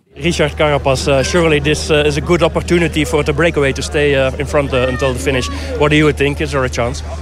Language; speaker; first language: English; non-native, fluent; Dutch